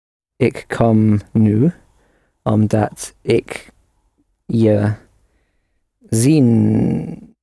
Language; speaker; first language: Dutch; non-native, learner; English